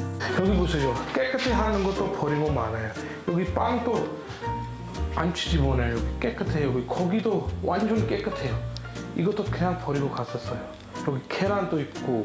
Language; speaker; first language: Korean; non-native, learner; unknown